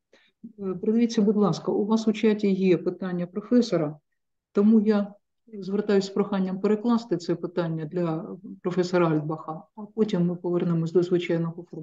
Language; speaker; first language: Ukrainian; native; Ukrainian